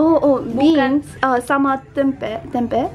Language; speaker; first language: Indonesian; non-native, learner; English